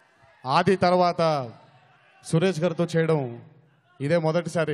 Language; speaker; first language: Telugu; native; Telugu